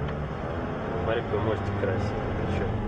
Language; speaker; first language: Russian; native; Russian